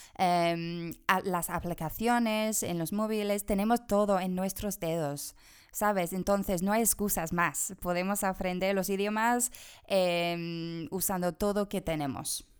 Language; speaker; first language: Spanish; non-native, fluent; English